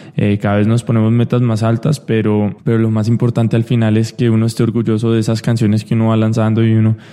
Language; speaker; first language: Spanish; early bilingual, heritage; Spanish